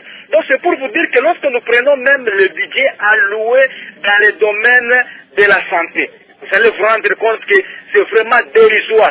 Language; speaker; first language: French; non-native, local second language; Luba-Lulua